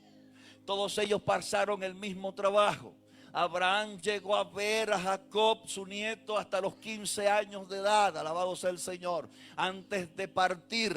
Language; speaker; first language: Spanish; native; Spanish